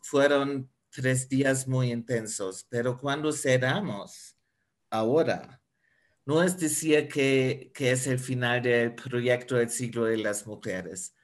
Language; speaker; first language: Spanish; non-native, fluent; German